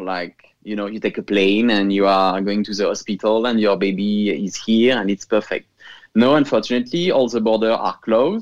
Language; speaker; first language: English; non-native, fluent; French